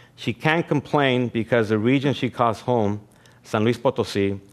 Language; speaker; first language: English; early bilingual, other home language; Spanish